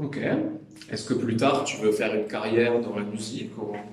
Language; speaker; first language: French; native; French